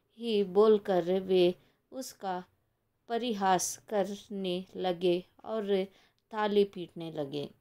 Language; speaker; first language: Hindi; non-native, local second language; Kannada